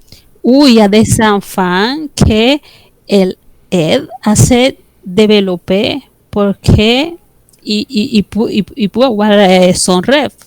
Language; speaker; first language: French; non-native, fluent; Spanish